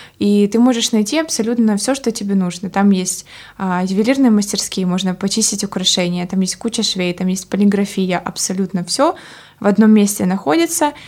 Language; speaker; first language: Russian; native; Russian